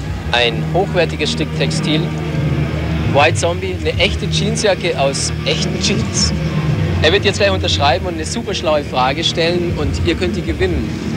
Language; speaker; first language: German; native; German